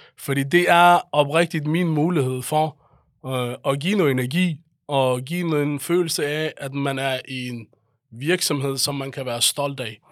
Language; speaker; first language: Danish; early bilingual, other home language; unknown